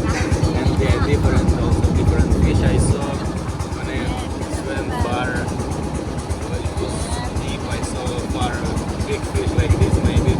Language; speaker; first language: English; non-native, fluent; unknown